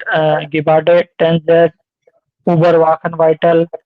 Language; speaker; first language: German; non-native, learner; Hindi